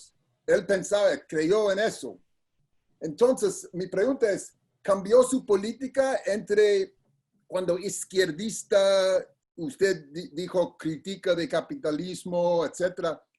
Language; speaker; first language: Spanish; non-native, learner; English